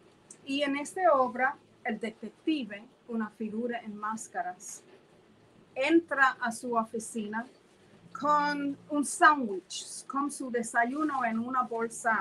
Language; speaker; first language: Spanish; non-native, fluent; English